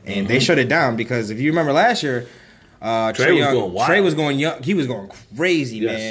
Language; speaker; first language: English; native; English